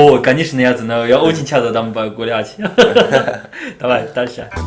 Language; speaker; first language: Russian; non-native, learner; Chinese